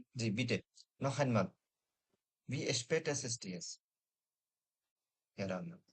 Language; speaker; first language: German; non-native, fluent; Bangla